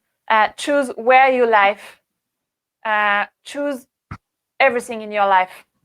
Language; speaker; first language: English; non-native, learner; French